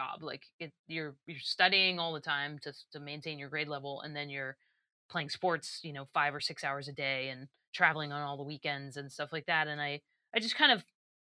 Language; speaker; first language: English; native; English